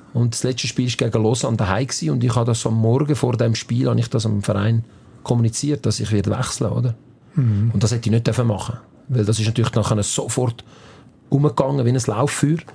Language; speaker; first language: German; early bilingual, other home language; Italian